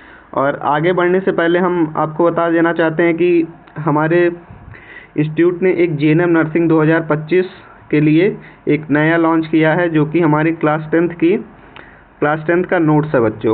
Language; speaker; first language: Hindi; native; Hindi